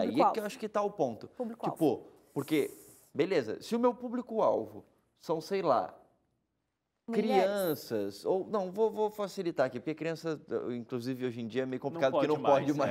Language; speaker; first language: Portuguese; native; Portuguese